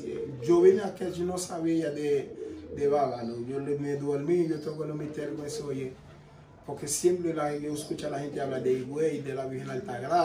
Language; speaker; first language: Spanish; non-native, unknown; Haitian Creole